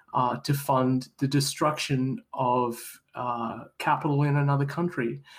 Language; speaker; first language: English; native; English